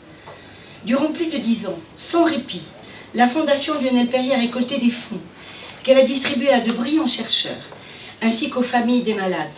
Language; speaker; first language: French; native; French